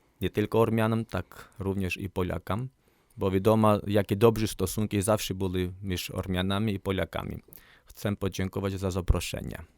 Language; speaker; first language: Polish; non-native, learner; Armenian